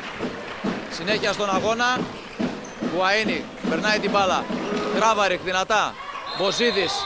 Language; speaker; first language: Greek; native; Greek